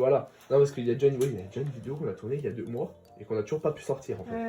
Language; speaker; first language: French; native; French